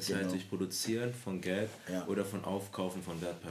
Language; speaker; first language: German; native; German